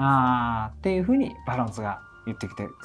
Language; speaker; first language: Japanese; native; Japanese